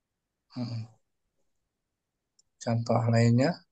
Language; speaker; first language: Indonesian; native; Indonesian